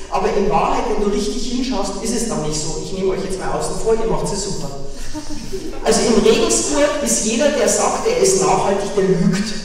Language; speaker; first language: German; native; German